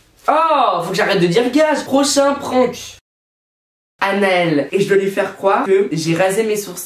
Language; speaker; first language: French; native; French